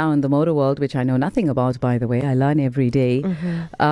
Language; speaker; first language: English; native; English